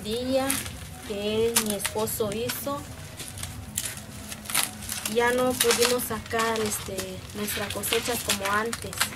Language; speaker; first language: Spanish; non-native, local second language; Zapotec